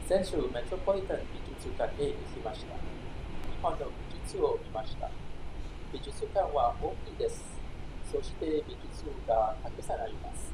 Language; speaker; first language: Japanese; non-native, learner; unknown